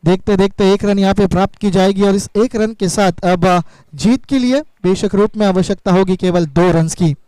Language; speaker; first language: Hindi; non-native, local second language; Marathi